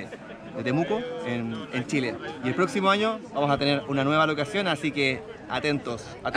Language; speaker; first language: Spanish; native; Spanish